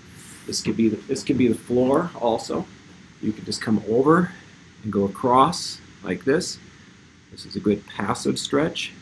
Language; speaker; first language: English; native; English